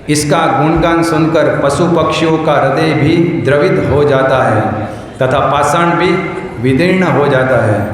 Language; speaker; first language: Hindi; non-native, local second language; Gujarati